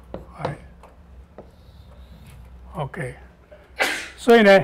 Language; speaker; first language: Chinese; native; Chinese